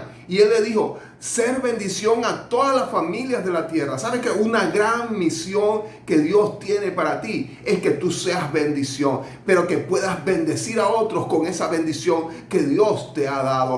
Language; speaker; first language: Spanish; native; Spanish